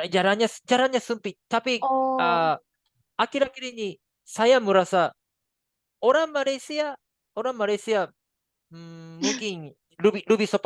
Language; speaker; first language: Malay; non-native, fluent; Japanese